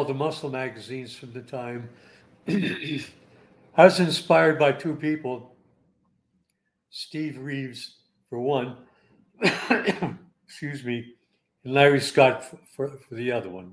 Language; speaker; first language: English; native; English